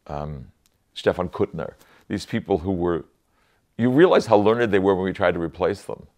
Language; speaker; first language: English; native; English